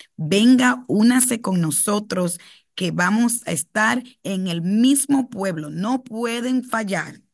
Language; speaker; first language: Spanish; native; Spanish